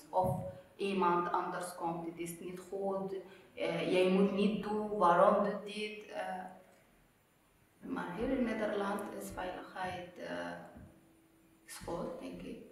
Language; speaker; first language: Dutch; non-native, learner; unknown